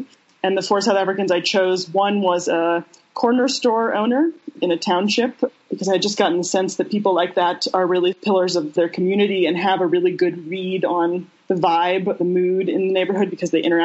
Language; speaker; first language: English; native; English